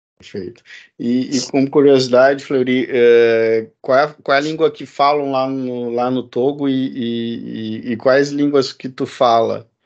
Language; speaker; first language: Portuguese; native; Portuguese